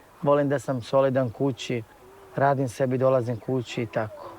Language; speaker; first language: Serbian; non-native, local second language; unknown